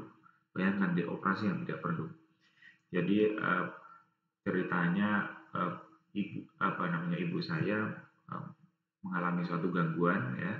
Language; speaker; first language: Indonesian; native; Indonesian